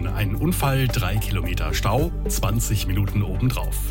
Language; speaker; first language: German; native; German